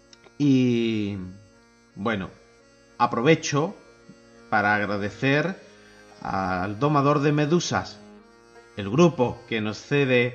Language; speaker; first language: Spanish; native; Spanish